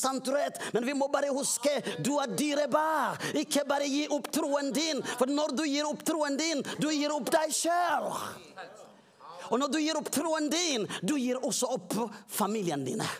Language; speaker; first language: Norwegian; non-native, fluent; Swedish